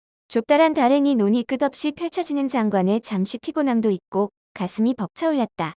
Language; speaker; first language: Korean; native; Korean